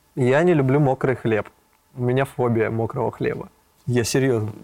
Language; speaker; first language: Russian; native; Russian